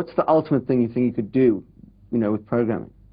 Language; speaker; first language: English; native; English